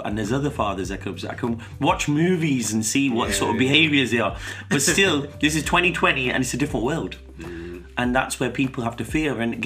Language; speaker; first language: English; native; English